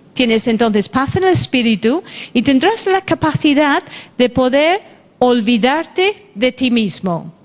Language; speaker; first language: Spanish; non-native, fluent; English